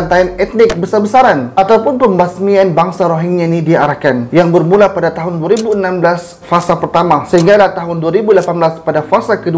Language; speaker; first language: Malay; native; Malay